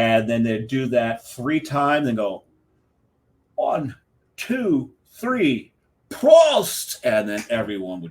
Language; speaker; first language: English; native; English